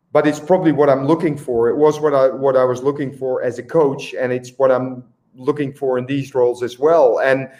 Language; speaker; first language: English; non-native, fluent; Dutch